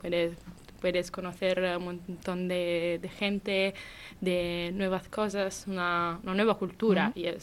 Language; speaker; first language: Spanish; non-native, fluent; Italian